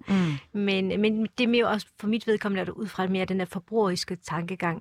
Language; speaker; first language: Danish; early bilingual, other home language; Turkish